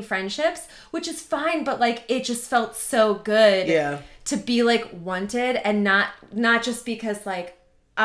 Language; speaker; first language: English; native; English